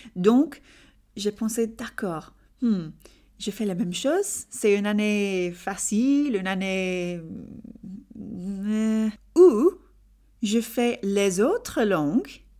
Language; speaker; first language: French; non-native, learner; English